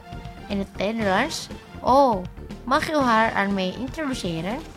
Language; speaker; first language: Dutch; non-native, learner; Indonesian